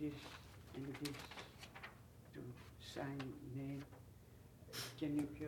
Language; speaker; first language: English; non-native, learner; Bulgarian